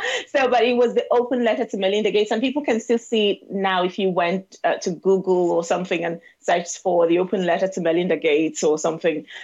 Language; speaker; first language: English; non-native, local second language; Igbo